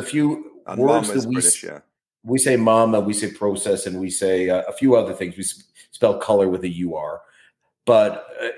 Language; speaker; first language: English; native; English